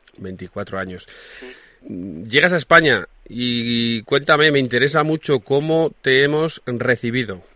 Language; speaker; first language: Spanish; native; Spanish